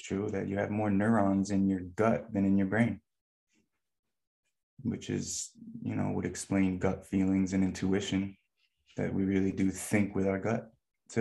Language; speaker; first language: English; native; English